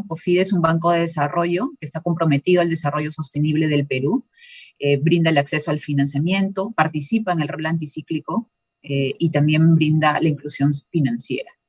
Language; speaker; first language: Spanish; native; Spanish